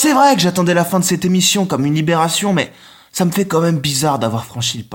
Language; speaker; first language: French; native; French